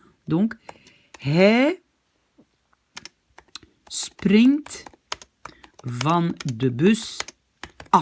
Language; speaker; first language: Dutch; non-native, fluent; French